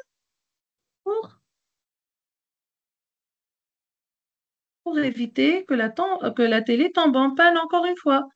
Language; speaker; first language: French; non-native, local second language; Arabic